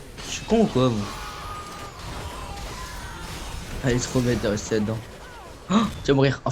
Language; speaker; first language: French; native; French